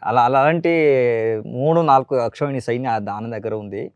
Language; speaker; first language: Telugu; non-native, learner; Kannada